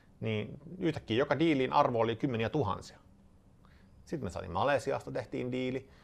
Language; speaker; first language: Finnish; non-native, fluent; Swedish